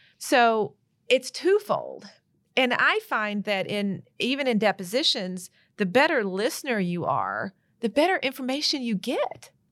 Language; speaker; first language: English; native; English